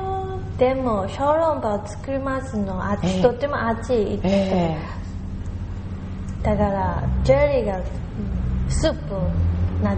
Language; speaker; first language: Japanese; non-native, learner; Chinese